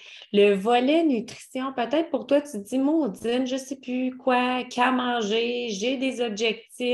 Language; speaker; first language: French; native; French